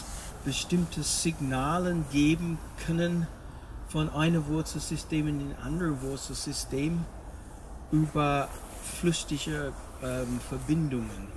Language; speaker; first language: German; non-native, fluent; English